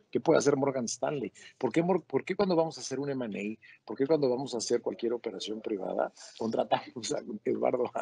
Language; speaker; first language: Spanish; native; Spanish